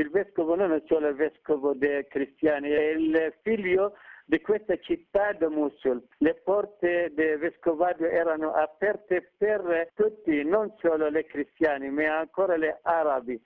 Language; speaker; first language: Italian; non-native, fluent; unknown